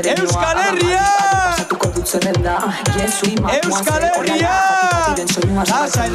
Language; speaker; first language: Basque; native; Basque